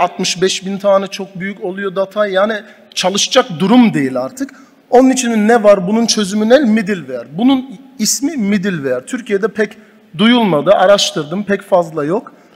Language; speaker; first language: Turkish; early bilingual, heritage; Turkish